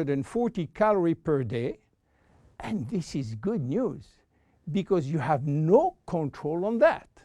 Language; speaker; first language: English; non-native, fluent; French